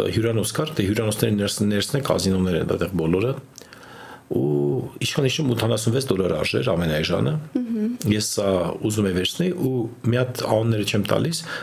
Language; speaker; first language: Armenian; native; Armenian